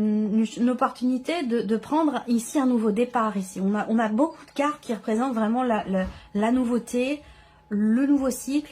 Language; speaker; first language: French; native; French